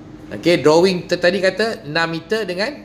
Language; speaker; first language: Malay; native; Malay